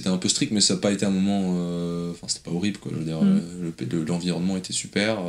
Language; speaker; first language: French; native; French